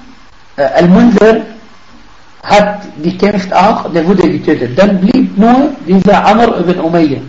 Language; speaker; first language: German; non-native, fluent; Arabic